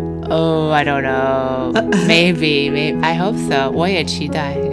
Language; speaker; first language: English; early bilingual, other home language; Chinese